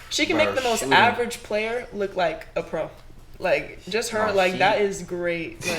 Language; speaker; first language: English; native; English